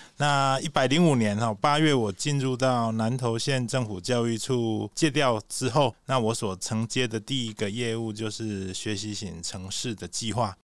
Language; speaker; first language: Chinese; native; Chinese